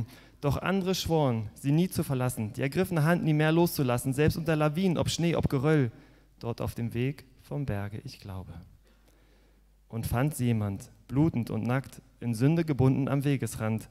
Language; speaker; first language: German; native; German